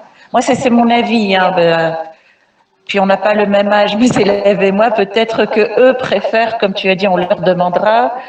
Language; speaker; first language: French; non-native, local second language; Arabic